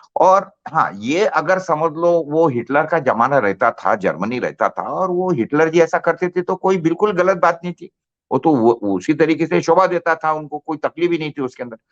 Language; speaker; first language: Hindi; non-native, local second language; Marathi